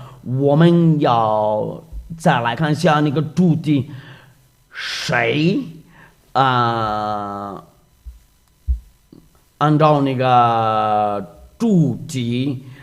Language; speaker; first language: Chinese; non-native, fluent; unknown